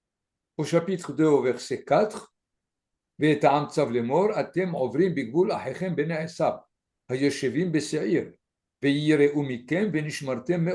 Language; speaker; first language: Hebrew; non-native, fluent; French